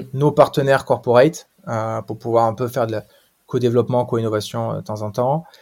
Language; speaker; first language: French; native; French